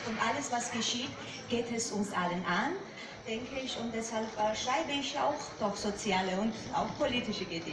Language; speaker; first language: German; non-native, fluent; Georgian